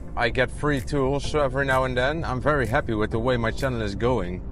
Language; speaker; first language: English; non-native, fluent; Dutch